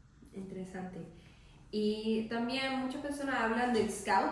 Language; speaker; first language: Spanish; non-native, learner; English